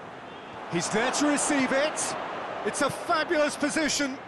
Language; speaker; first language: English; native; English